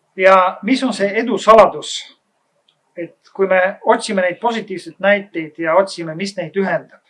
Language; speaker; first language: Estonian; non-native, fluent; Bulgarian